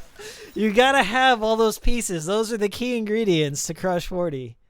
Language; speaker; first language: English; native; English